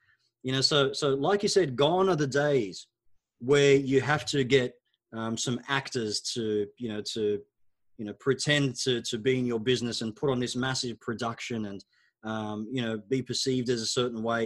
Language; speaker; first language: English; non-native, local second language; Arabic